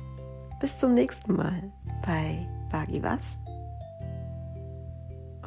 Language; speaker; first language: German; native; German